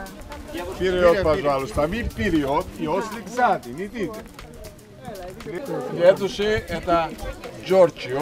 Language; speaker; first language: Russian; non-native, learner; Greek